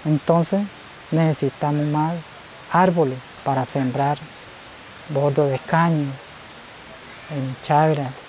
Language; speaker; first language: Spanish; non-native, local second language; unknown